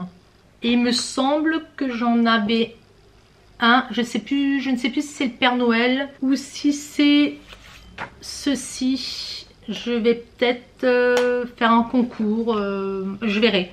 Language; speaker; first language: French; native; French